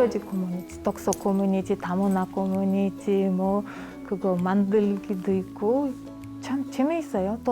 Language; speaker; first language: Korean; non-native, learner; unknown